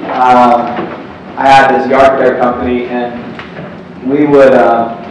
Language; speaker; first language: English; native; English